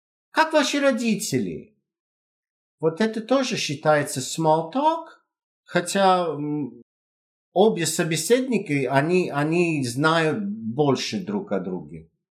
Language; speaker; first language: Russian; non-native, fluent; English